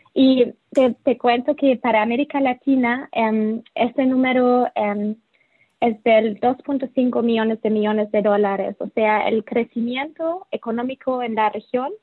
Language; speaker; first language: Spanish; non-native, fluent; German